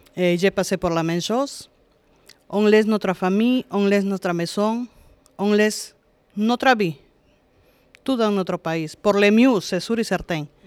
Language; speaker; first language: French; non-native, fluent; Spanish